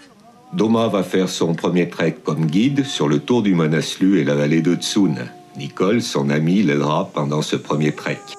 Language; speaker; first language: French; native; French